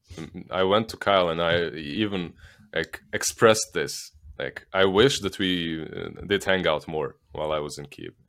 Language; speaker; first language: English; non-native, fluent; Bosnian